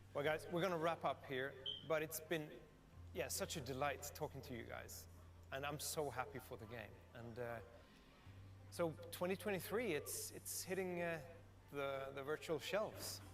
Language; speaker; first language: English; non-native, fluent; Swedish